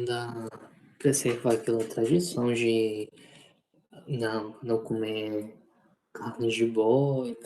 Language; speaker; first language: Portuguese; non-native, fluent; Spanish